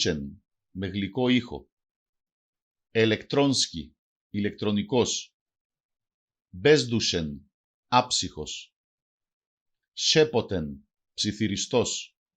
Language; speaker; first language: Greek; non-native, local second language; Macedonian